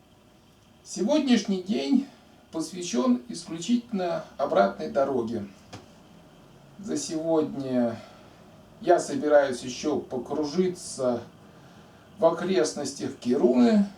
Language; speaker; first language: Russian; native; Russian